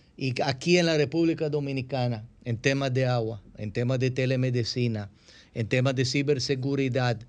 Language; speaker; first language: Spanish; non-native, fluent; Hebrew